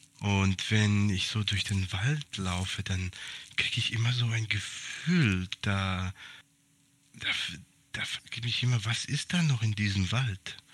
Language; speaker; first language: German; early bilingual, other home language; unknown